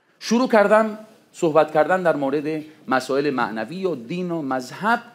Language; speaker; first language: Persian; non-native, fluent; Spanish